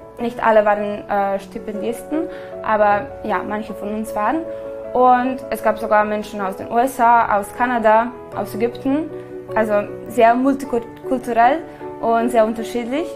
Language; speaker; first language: German; non-native, fluent; Serbian